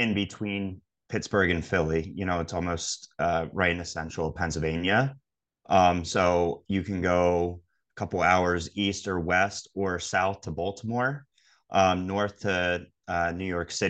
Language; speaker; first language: English; native; English